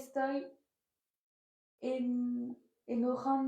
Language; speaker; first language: Spanish; non-native, learner; French